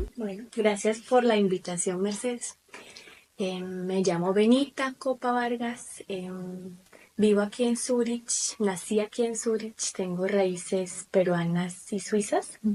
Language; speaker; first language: Spanish; non-native, fluent; German